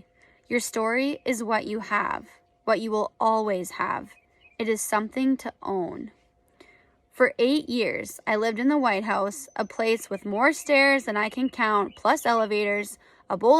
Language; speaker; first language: English; native; English